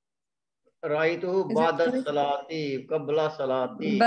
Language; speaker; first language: Arabic; non-native, fluent; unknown